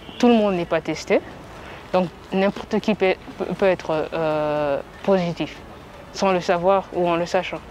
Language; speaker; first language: French; non-native, local second language; Kinyarwanda